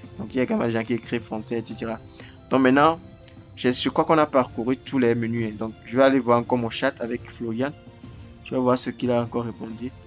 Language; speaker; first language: French; non-native, local second language; Ewe